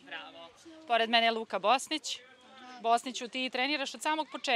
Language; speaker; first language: Serbian; native; Serbian